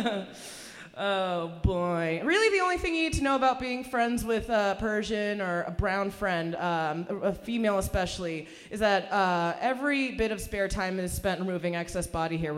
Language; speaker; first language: English; early bilingual, other home language; Persian